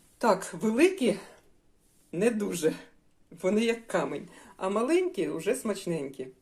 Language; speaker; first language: Ukrainian; non-native, local second language; Russian